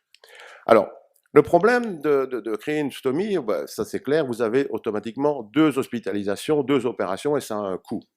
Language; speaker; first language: French; native; French